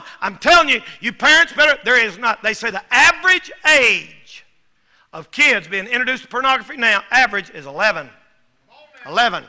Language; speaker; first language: English; native; English